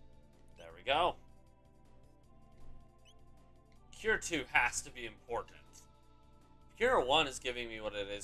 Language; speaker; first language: English; native; English